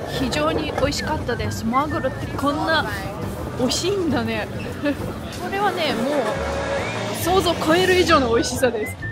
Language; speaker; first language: Japanese; non-native, fluent; Russian